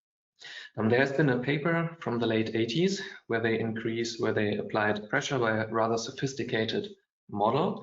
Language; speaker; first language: English; non-native, fluent; German